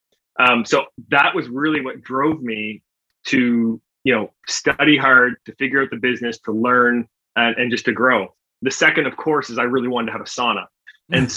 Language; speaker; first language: English; native; English